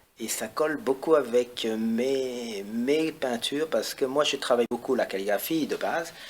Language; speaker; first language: French; non-native, fluent; Chinese